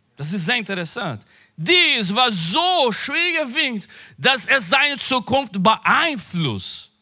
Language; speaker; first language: German; non-native, learner; Portuguese